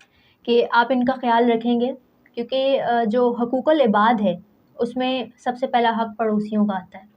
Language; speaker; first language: Urdu; native; Urdu